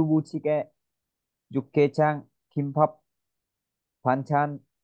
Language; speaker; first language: Korean; non-native, learner; Vietnamese